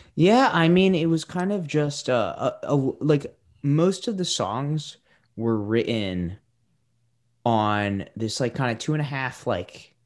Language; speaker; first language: English; native; English